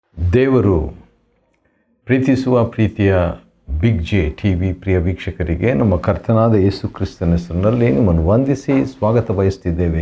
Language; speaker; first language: Kannada; native; Kannada